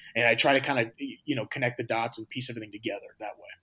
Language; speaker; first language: English; native; English